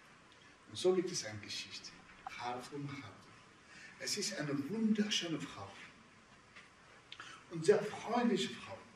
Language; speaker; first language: German; non-native, fluent; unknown